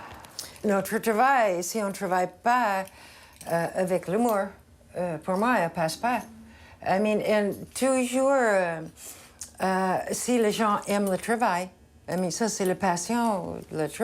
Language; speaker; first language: French; non-native, learner; English